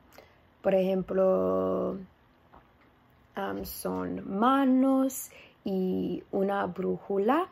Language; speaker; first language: Spanish; non-native, learner; English